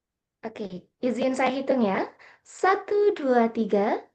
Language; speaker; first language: Indonesian; native; Indonesian